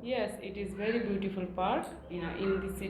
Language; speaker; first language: English; non-native, learner; Nepali